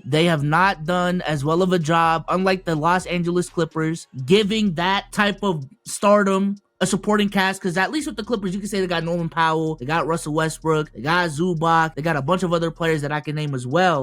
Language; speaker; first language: English; native; English